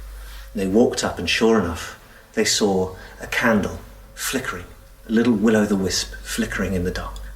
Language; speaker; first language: English; native; English